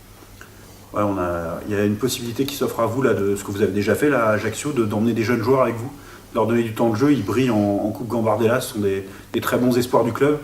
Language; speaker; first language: French; native; French